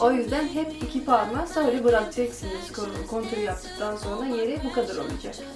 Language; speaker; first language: Turkish; non-native, fluent; Nepali